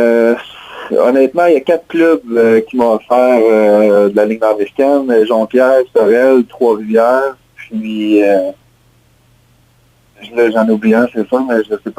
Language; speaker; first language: French; native; French